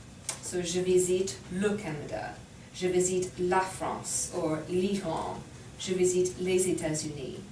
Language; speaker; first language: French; non-native, fluent; English